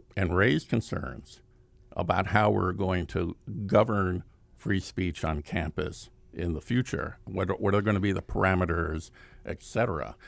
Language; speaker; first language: English; native; English